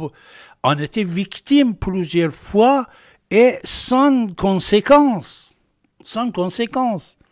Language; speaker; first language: French; non-native, fluent; Persian